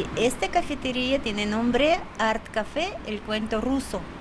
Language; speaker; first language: Spanish; non-native, learner; Russian